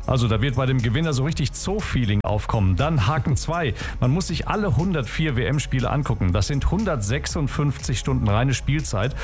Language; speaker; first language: German; native; German